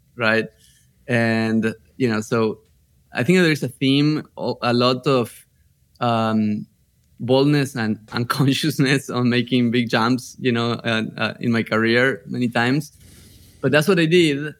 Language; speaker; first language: English; non-native, fluent; Spanish